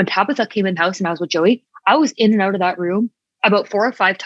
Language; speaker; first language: English; native; English